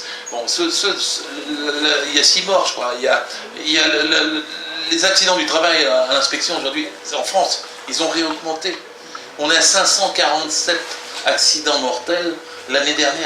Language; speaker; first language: French; native; French